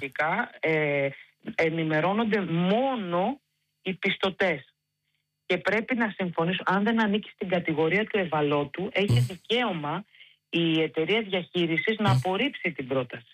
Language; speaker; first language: Greek; native; Greek